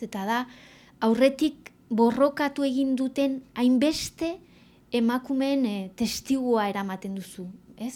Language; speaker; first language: Basque; native; Basque